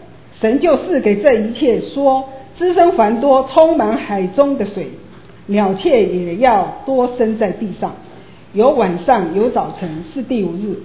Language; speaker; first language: Chinese; native; Chinese